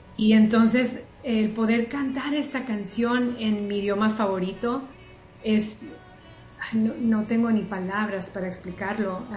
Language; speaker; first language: Spanish; early bilingual, heritage; Spanish